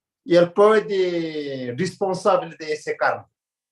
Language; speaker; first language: Spanish; non-native, learner; Tibetan